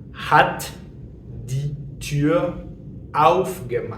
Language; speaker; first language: German; non-native, fluent; French